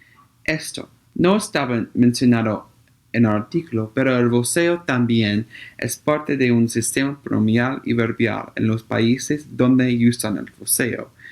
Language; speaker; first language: Spanish; non-native, learner; English